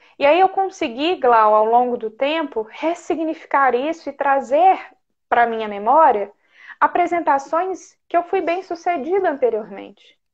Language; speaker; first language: Portuguese; native; Portuguese